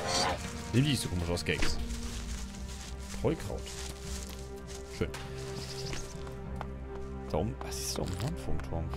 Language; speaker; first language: German; native; German